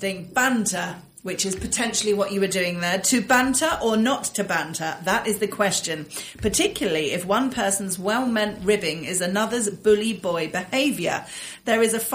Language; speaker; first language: English; native; English